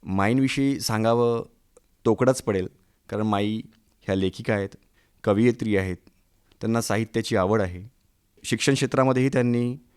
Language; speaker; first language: Marathi; native; Marathi